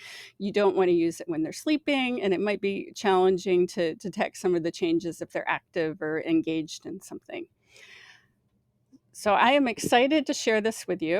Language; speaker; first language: English; native; English